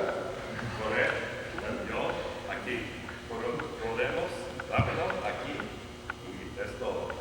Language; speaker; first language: Spanish; early bilingual, heritage; Spanish